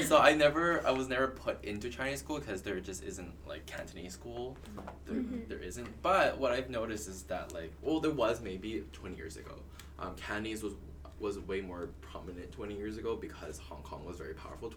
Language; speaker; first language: English; early bilingual, other home language; Cantonese